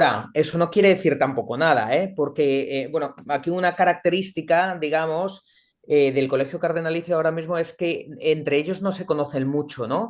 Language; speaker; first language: Spanish; native; Spanish